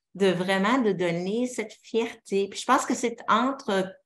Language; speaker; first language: French; native; French